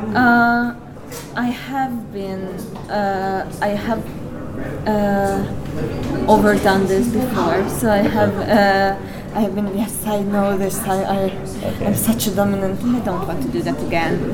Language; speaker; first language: English; non-native, fluent; Hungarian